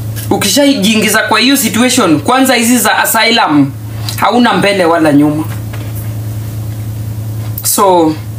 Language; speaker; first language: English; non-native, local second language; Luo (Kenya and Tanzania)